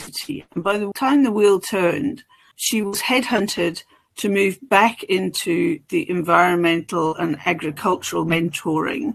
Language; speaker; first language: English; native; English